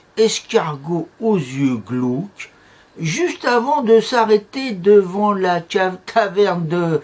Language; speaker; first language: French; native; French